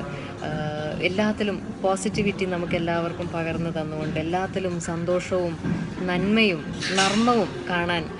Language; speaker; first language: Malayalam; native; Malayalam